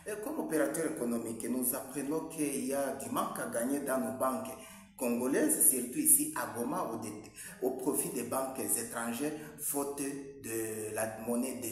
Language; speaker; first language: French; non-native, local second language; Swahili